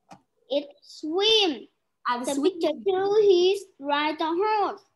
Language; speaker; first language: English; non-native, learner; Vietnamese